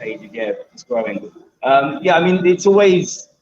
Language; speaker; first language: English; native; English